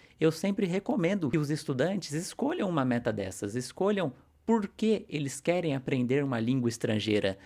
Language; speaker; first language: Portuguese; native; Portuguese